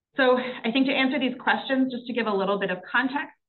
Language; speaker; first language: English; native; English